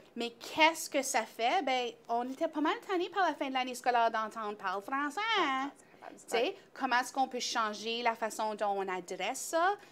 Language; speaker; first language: French; native; French